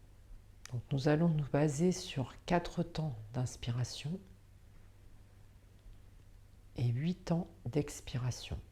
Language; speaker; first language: French; native; French